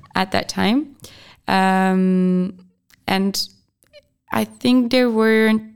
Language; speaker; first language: English; non-native, fluent; French